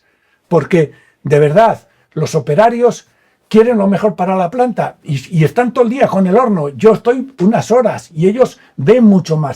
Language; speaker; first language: Spanish; native; Spanish